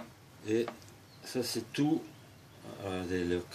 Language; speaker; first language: French; non-native, fluent; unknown